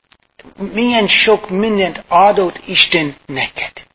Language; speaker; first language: Hungarian; non-native, fluent; English